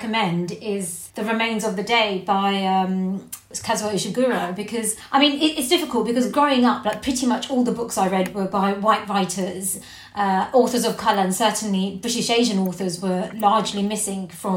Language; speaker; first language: English; native; English